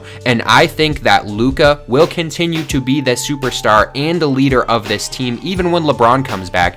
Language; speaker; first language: English; native; English